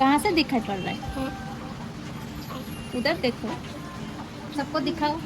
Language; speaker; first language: Hindi; non-native, local second language; Bangla